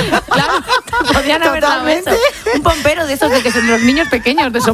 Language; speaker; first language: Spanish; native; Spanish